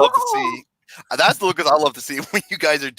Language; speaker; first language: English; native; English